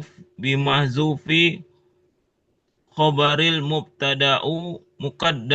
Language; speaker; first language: Arabic; non-native, learner; Indonesian